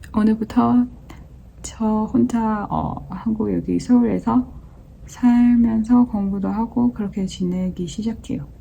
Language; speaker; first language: Korean; non-native, fluent; Chinese